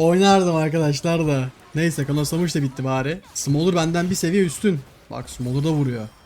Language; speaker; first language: Turkish; native; Turkish